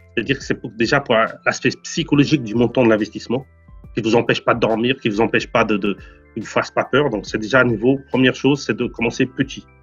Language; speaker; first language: French; non-native, fluent; Portuguese